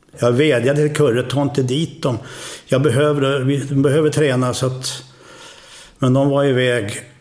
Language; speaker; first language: Swedish; native; Swedish